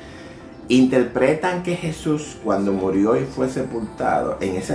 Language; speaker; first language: Spanish; native; Spanish